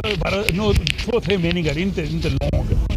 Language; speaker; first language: Swedish; non-native, learner; Urdu